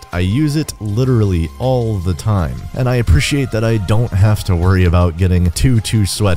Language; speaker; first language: English; native; English